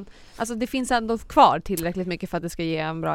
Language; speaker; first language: Swedish; native; Swedish